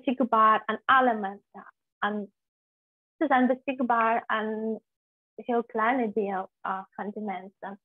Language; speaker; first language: Dutch; non-native, fluent; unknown